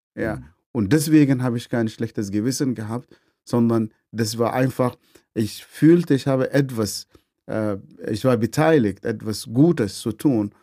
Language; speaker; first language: German; non-native, fluent; Arabic